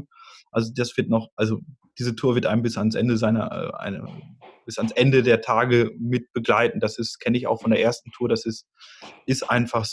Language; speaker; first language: German; native; German